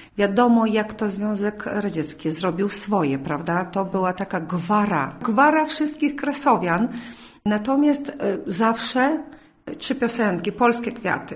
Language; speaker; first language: Polish; early bilingual, heritage; Polish